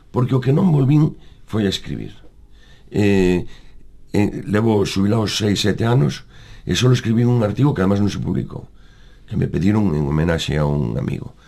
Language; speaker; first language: Galician; native; Galician